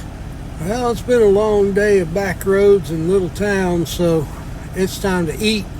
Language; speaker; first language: English; native; English